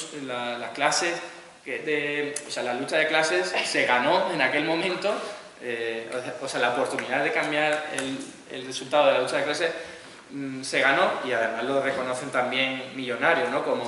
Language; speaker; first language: Spanish; native; Spanish